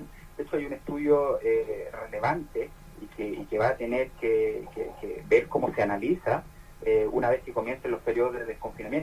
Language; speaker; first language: Spanish; native; Spanish